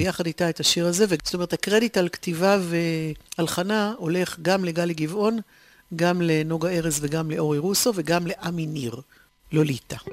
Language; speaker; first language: Hebrew; native; Hebrew